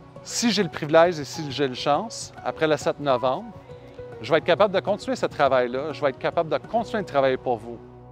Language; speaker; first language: French; non-native, local second language; English